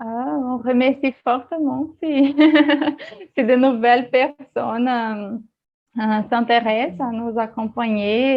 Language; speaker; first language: French; non-native, fluent; Portuguese